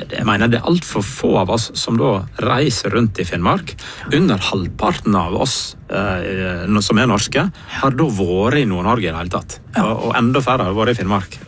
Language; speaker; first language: Norwegian; native; Norwegian